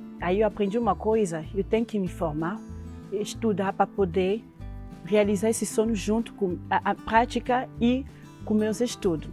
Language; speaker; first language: Portuguese; non-native, fluent; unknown